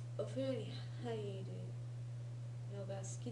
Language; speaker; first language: Japanese; non-native, learner; English